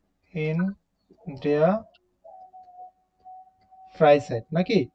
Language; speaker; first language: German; non-native, fluent; Bangla